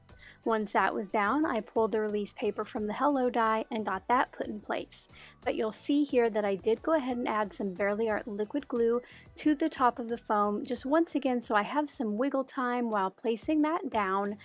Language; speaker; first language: English; native; English